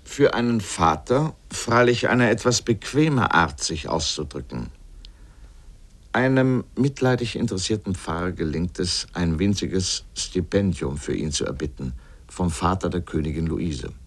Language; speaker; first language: German; native; German